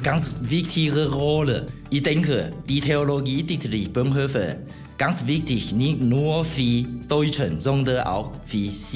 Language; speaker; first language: German; non-native, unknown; Chinese